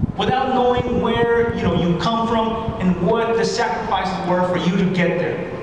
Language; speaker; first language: English; early bilingual, other home language; Spanish